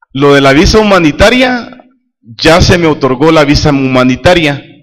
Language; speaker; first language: Spanish; native; Spanish